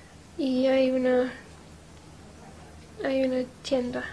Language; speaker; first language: Spanish; non-native, learner; English